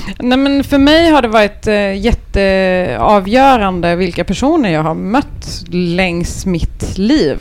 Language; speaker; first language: Swedish; early bilingual, other home language; Turkish